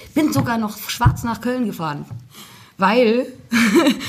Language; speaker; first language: German; native; German